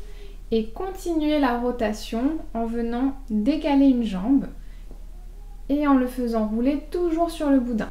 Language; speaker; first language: French; native; French